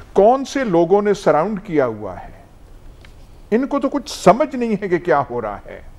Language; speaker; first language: Urdu; non-native, local second language; Punjabi